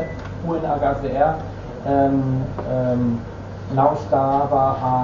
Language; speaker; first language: Portuguese; non-native, fluent; Dutch